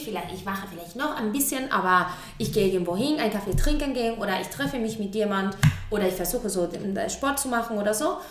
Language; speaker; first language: German; non-native, fluent; Spanish